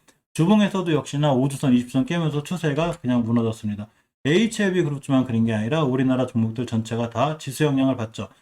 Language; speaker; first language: Korean; native; Korean